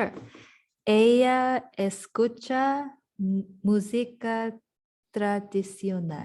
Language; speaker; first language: Spanish; non-native, learner; English